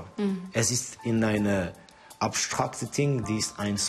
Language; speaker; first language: German; non-native, fluent; Estonian